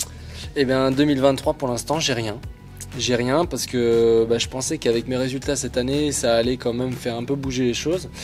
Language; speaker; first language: French; native; French